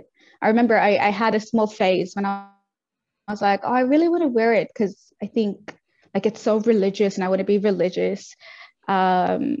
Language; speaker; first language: English; native; English